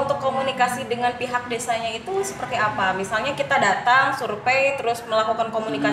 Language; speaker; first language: Indonesian; native; Indonesian